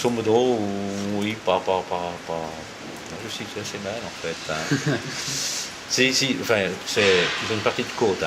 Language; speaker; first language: French; native; French